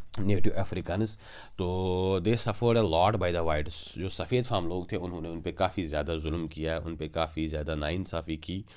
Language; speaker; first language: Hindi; non-native, local second language; Kashmiri